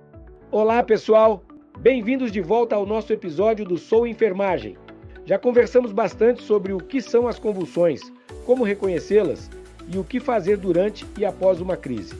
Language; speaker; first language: Portuguese; native; Portuguese